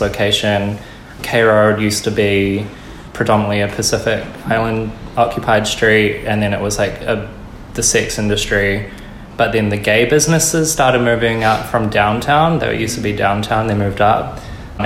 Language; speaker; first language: English; native; English